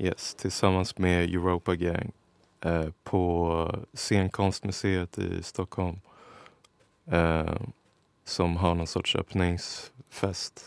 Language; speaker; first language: Swedish; native; Swedish